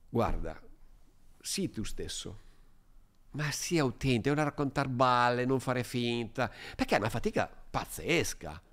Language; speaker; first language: Italian; native; Italian